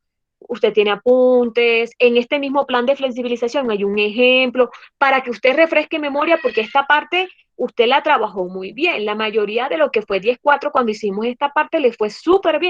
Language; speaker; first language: Spanish; native; Spanish